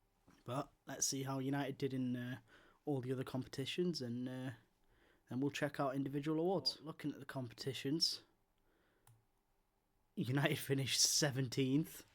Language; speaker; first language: English; native; English